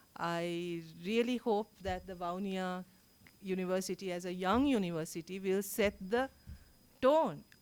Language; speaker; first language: English; non-native, local second language; Sinhala